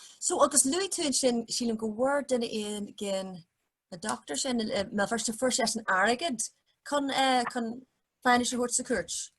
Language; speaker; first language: Irish; non-native, learner; English